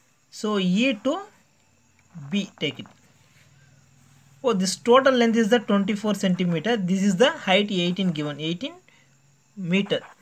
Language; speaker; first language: English; non-native, local second language; Tamil